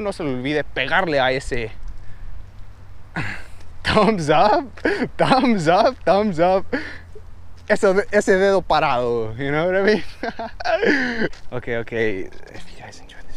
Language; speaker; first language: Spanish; early bilingual, heritage; Spanish